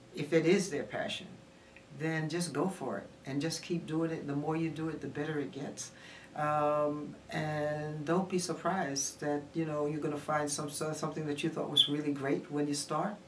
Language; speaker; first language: English; native; English